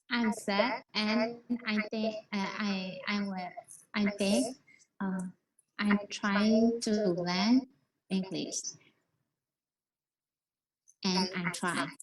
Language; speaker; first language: English; non-native, learner; Burmese